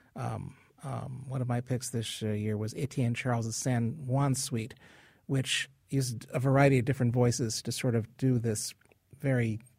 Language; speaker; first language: English; native; English